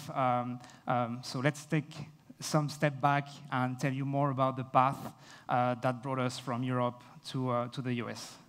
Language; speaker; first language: English; non-native, fluent; French